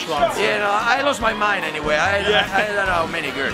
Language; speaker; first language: English; non-native, learner; Italian